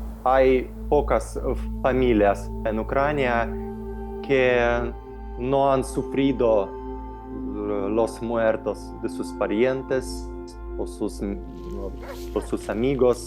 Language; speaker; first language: Spanish; non-native, fluent; Ukrainian